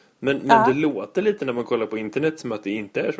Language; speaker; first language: Swedish; native; Swedish